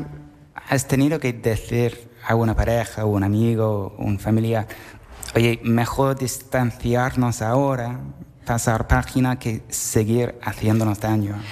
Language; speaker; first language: Spanish; non-native, fluent; Italian